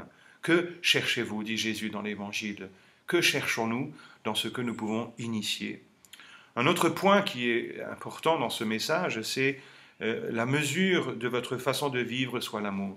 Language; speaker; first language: French; native; French